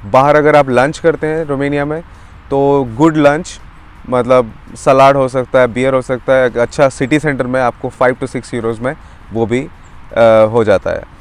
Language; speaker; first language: Hindi; native; Hindi